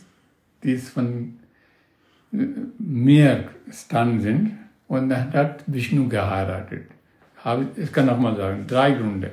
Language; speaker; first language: German; non-native, learner; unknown